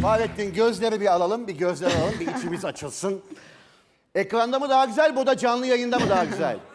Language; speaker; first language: Turkish; native; Turkish